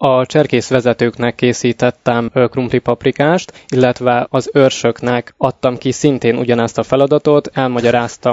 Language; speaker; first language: Hungarian; native; Hungarian